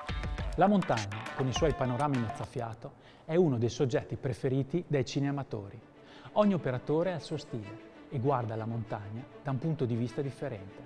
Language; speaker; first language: Italian; native; Italian